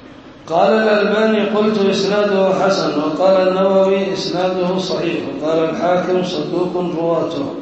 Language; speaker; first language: Arabic; native; Arabic